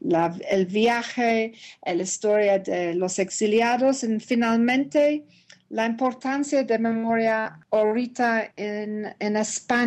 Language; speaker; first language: Spanish; non-native, learner; English